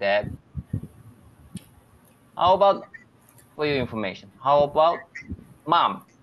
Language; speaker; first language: English; non-native, learner; Korean